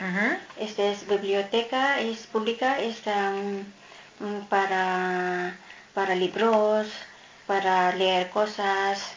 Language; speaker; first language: Spanish; non-native, learner; Filipino